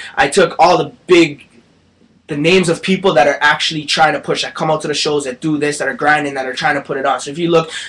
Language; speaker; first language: English; native; English